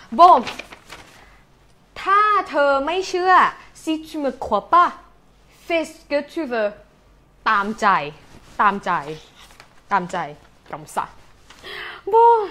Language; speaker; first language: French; non-native, fluent; Thai